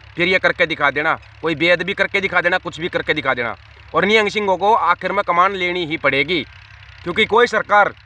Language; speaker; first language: Hindi; non-native, local second language; Punjabi